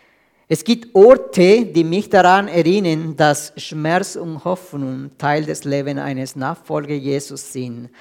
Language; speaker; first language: German; non-native, fluent; Spanish